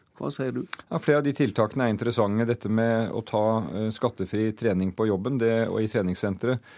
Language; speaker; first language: Norwegian; native; Norwegian